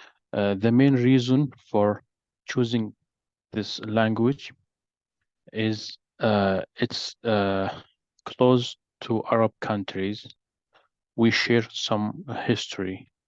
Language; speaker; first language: English; non-native, learner; Arabic